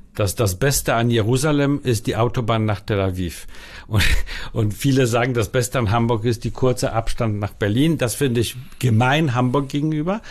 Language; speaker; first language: German; early bilingual, heritage; Polish